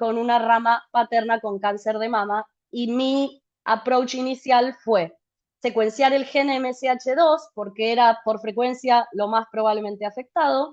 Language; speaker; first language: Spanish; native; Spanish